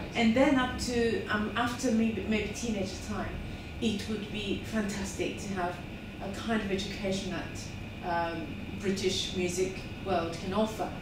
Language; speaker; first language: English; non-native, fluent; Japanese